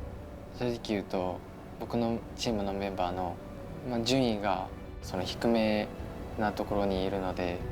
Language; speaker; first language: Japanese; native; Japanese